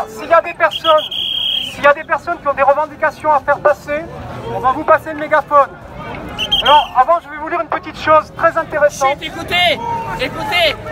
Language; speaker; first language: French; native; French